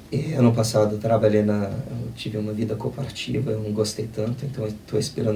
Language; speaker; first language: Portuguese; non-native, fluent; English